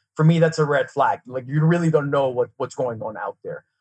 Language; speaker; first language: English; non-native, fluent; Serbian